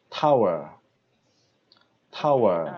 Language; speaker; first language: English; non-native, learner; Korean